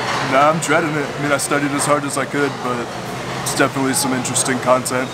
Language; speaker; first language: English; native; English